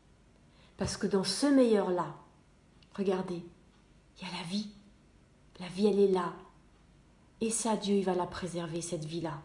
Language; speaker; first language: French; native; French